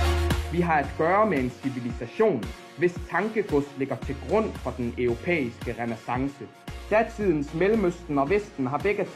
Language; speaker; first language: Danish; early bilingual, other home language; Arabic